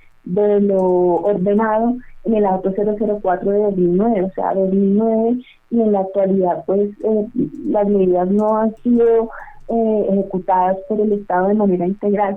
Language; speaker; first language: Spanish; native; Spanish